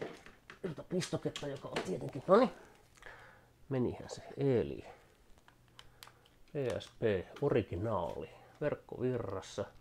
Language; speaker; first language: Finnish; native; Finnish